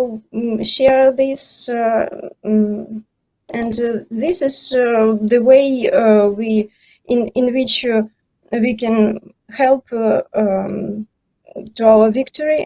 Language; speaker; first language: English; non-native, learner; Ukrainian